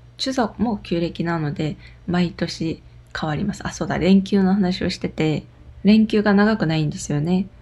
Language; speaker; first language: Japanese; non-native, fluent; Korean